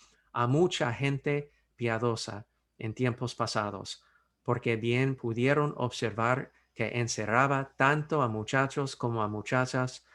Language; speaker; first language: Spanish; non-native, fluent; English